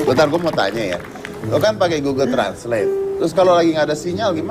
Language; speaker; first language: Indonesian; native; Indonesian